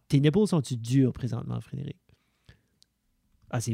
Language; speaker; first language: French; native; French